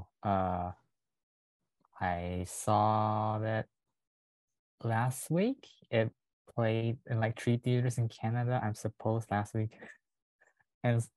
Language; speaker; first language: English; non-native, local second language; Chinese